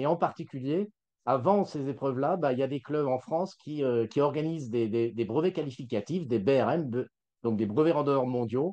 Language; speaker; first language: French; native; French